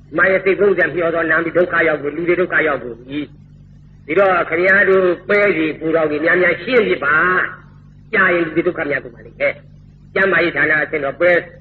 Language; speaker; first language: Burmese; native; Burmese